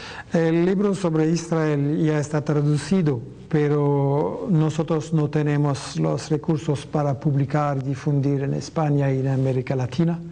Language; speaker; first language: Spanish; non-native, fluent; French